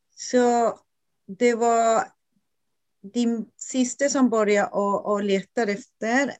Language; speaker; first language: Swedish; non-native, fluent; Spanish